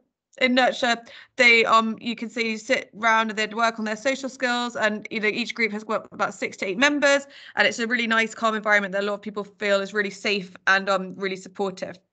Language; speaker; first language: English; native; English